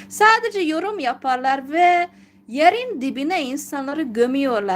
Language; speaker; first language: Turkish; non-native, fluent; Hungarian